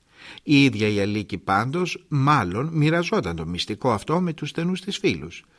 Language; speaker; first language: Greek; native; Greek